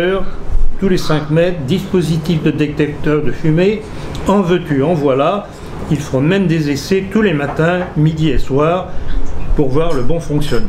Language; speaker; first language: French; native; French